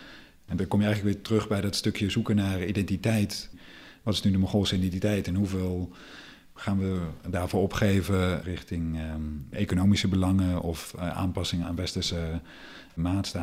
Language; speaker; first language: Dutch; native; Dutch